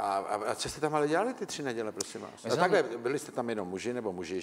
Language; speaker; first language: Czech; native; Czech